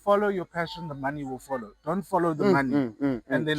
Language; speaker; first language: English; non-native, local second language; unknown